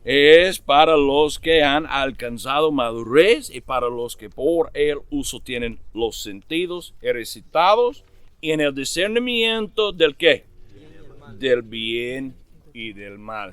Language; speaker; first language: Spanish; non-native, fluent; English